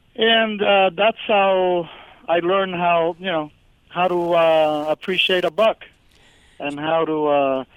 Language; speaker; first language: English; early bilingual, other home language; Spanish